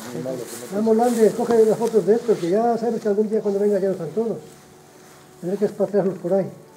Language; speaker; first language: Spanish; native; Spanish